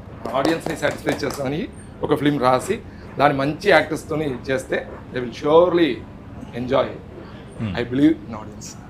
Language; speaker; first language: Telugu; non-native, fluent; Tamil